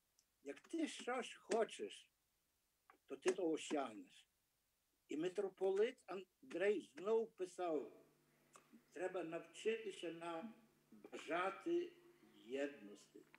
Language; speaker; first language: Ukrainian; early bilingual, heritage; Ukrainian